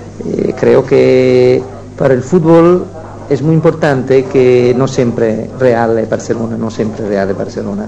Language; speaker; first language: Spanish; non-native, fluent; Italian